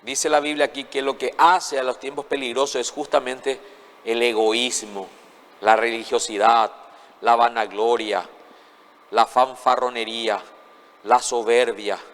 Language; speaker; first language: Spanish; native; Spanish